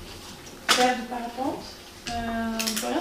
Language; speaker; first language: French; non-native, learner; Dutch